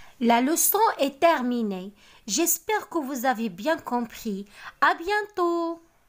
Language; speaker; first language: French; non-native, local second language; Arabic